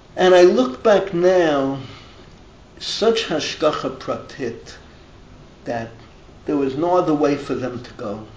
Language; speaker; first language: English; native; English